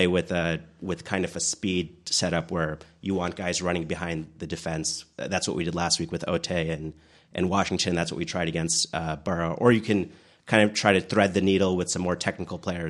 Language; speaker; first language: English; native; English